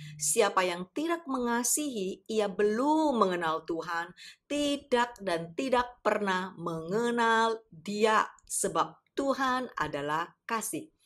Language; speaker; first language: Indonesian; native; Indonesian